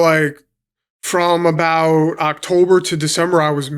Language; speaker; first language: English; native; English